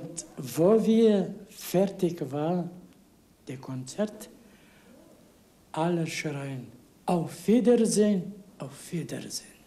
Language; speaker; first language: German; non-native, learner; Bulgarian